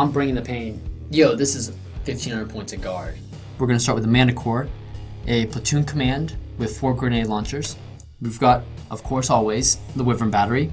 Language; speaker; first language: English; native; English